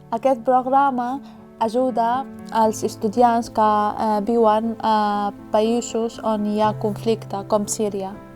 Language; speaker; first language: Catalan; non-native, learner; Arabic